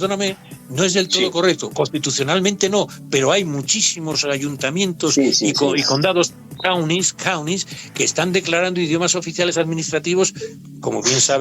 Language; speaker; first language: Spanish; native; Spanish